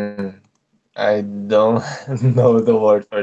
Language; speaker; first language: English; non-native, learner; Portuguese